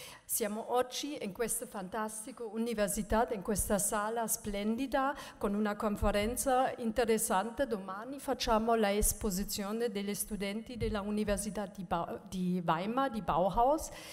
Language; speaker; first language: Italian; non-native, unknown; German